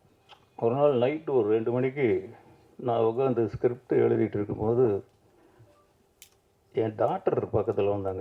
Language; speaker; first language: Tamil; native; Tamil